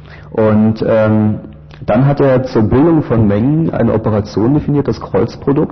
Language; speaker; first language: German; native; German